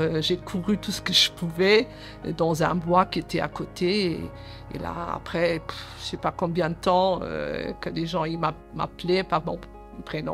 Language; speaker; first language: French; early bilingual, other home language; Portuguese